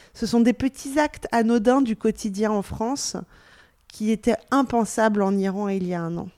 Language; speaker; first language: French; native; French